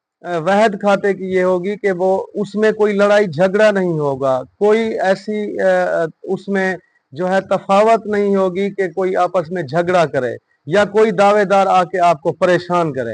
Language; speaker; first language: Hindi; non-native, local second language; Punjabi